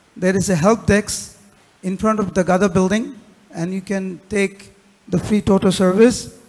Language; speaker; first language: English; non-native, local second language; Bangla